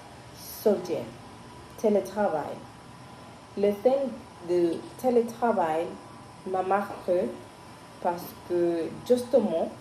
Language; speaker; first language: French; non-native, learner; Spanish